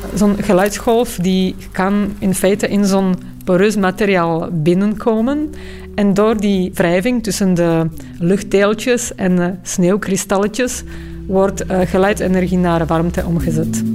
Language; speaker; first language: Dutch; non-native, fluent; Slovak